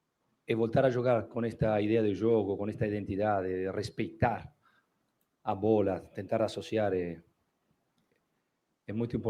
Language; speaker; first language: Portuguese; non-native, fluent; Spanish